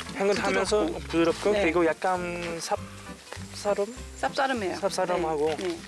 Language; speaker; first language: Korean; non-native, fluent; German